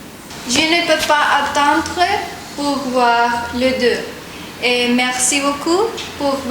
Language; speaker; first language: French; non-native, learner; Spanish